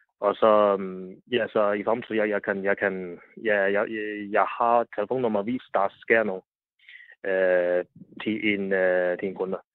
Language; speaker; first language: Danish; non-native, learner; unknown